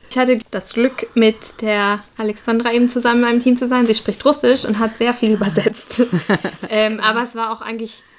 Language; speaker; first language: German; early bilingual, other home language; Russian